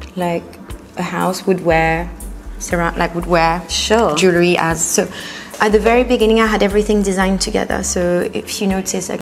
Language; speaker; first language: English; non-native, fluent; French